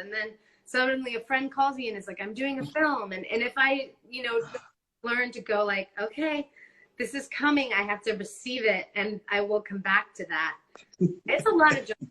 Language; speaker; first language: English; non-native, fluent; Spanish